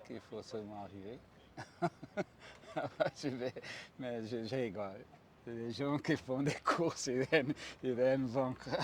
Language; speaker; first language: French; non-native, fluent; Portuguese